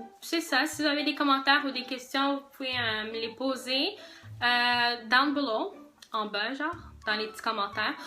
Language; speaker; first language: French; native; French